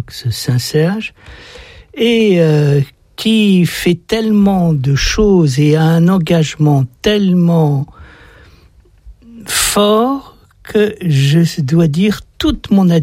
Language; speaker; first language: French; native; French